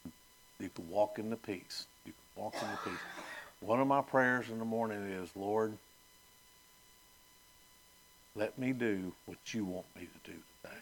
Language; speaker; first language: English; native; English